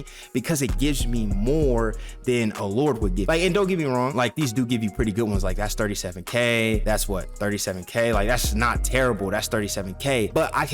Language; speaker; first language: English; native; English